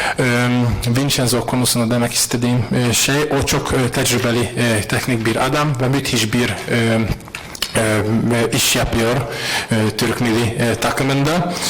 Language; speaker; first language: Turkish; non-native, fluent; Hungarian